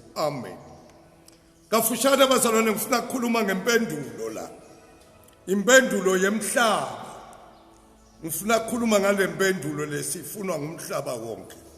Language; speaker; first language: Zulu; non-native, local second language; Swati